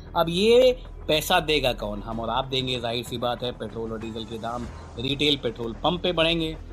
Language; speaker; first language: Hindi; native; Hindi